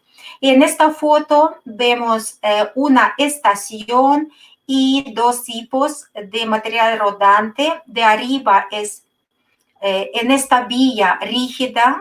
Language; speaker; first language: Spanish; non-native, fluent; Russian